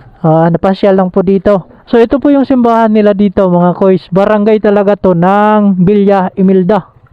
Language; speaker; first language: Filipino; non-native, local second language; Waray